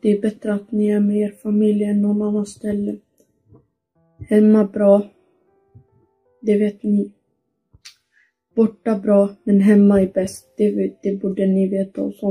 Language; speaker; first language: Swedish; early bilingual, other home language; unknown